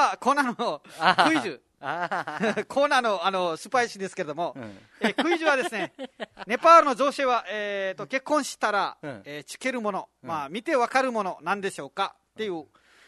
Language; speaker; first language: Japanese; non-native, fluent; Nepali